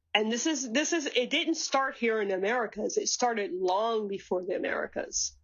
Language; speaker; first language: English; native; English